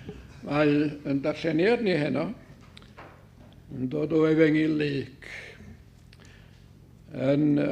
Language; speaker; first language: Welsh; native; Welsh